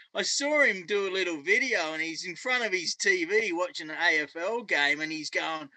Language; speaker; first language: English; native; English